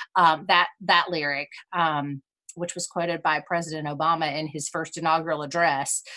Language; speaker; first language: English; native; English